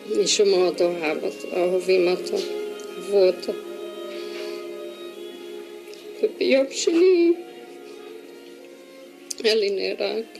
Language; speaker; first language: Hebrew; non-native, fluent; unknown